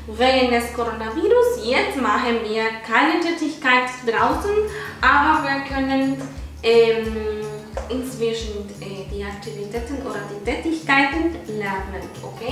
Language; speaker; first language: German; non-native, fluent; Spanish